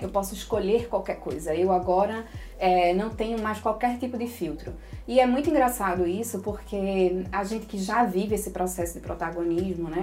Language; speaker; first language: Portuguese; native; Portuguese